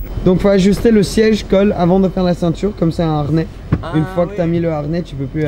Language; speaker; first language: French; native; French